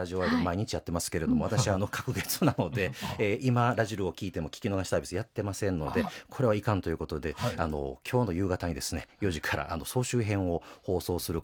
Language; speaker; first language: Japanese; native; Japanese